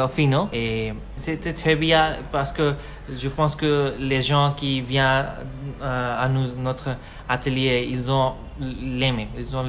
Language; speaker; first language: French; non-native, learner; Bangla